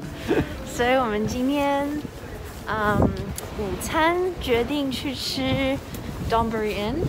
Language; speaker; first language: Chinese; early bilingual, heritage; Chinese